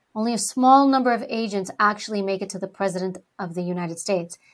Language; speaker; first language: English; early bilingual, other home language; Greek